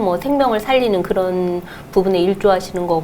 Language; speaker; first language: Korean; native; Korean